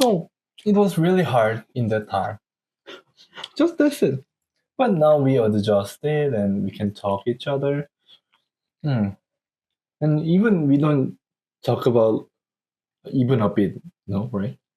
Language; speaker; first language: English; non-native, learner; Korean